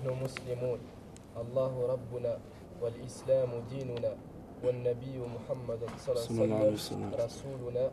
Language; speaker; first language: Arabic; non-native, learner; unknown